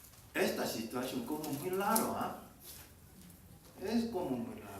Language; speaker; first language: Spanish; non-native, learner; Korean